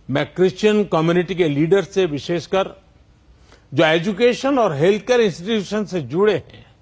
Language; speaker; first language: Hindi; non-native, local second language; Gujarati